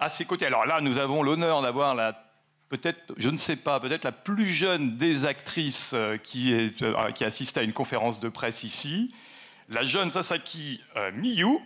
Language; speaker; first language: French; native; French